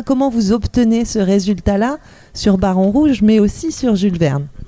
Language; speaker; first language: French; native; French